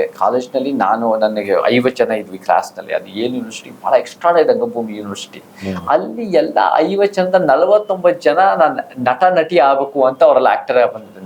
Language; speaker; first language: Kannada; early bilingual, heritage; Kannada